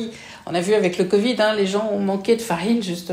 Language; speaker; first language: French; native; French